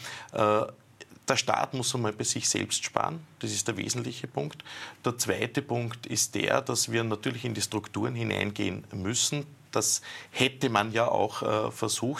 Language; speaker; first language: German; native; German